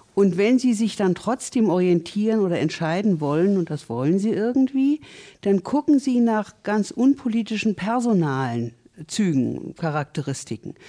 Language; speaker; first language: German; native; German